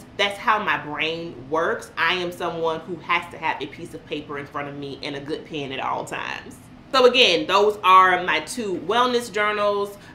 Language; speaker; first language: English; native; English